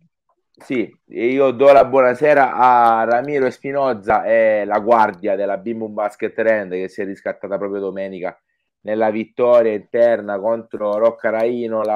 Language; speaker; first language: Italian; native; Italian